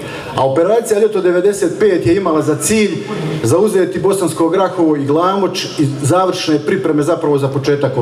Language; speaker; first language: Croatian; native; Croatian